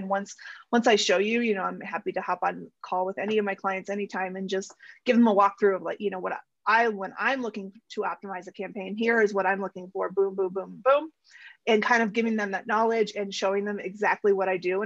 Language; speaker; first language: English; native; English